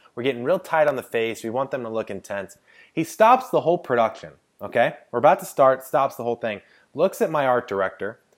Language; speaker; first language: English; native; English